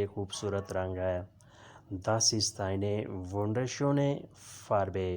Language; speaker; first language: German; non-native, learner; Urdu